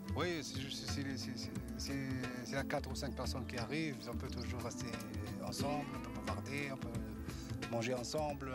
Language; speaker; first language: French; non-native, local second language; Arabic